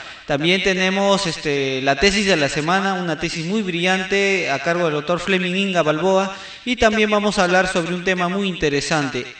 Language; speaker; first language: Spanish; native; Spanish